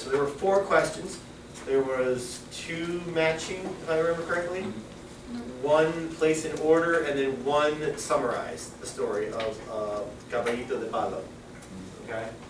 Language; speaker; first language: English; native; English